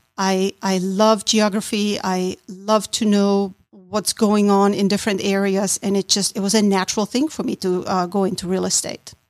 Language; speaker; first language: English; non-native, fluent; German